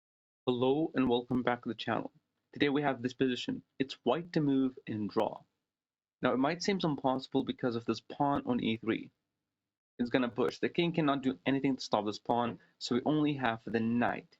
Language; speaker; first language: English; non-native, fluent; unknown